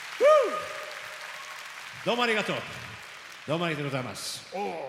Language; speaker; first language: Japanese; non-native, learner; Turkish